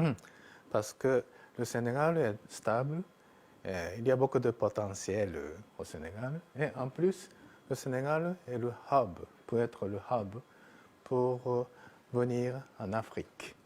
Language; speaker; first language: French; non-native, fluent; Japanese